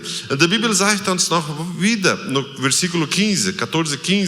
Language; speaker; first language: German; non-native, learner; Plautdietsch